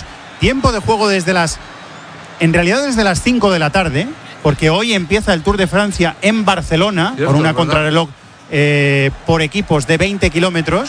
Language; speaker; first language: Spanish; native; Spanish